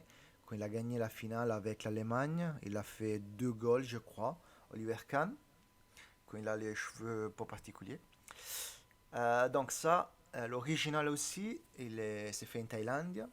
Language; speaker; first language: French; non-native, learner; Italian